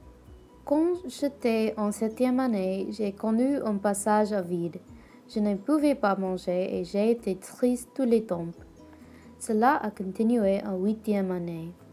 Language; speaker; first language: French; non-native, learner; English